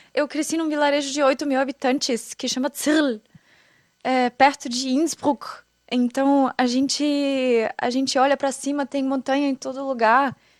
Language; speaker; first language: Portuguese; non-native, fluent; German